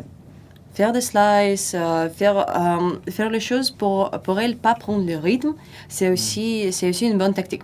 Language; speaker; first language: French; non-native, fluent; Russian